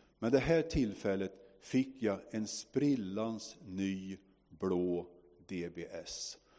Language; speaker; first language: Swedish; native; Swedish